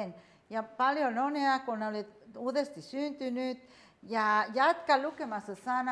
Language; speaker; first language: Finnish; non-native, fluent; Spanish